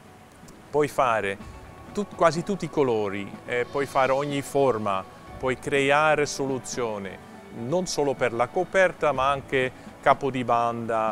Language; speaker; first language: Italian; non-native, fluent; Dutch